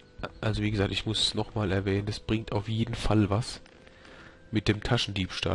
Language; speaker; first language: German; native; German